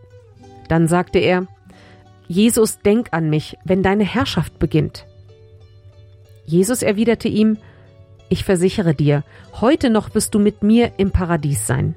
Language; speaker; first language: German; native; German